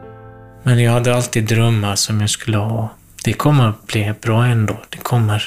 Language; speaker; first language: Swedish; non-native, fluent; Kurdish